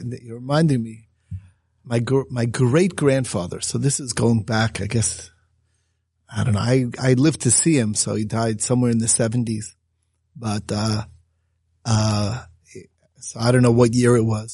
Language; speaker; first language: English; native; English